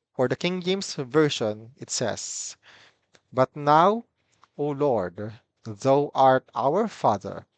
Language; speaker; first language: English; non-native, local second language; Filipino